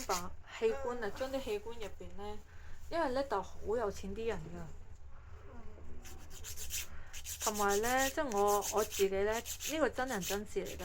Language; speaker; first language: Cantonese; native; Cantonese